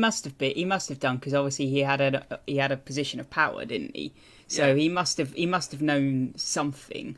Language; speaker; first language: English; native; English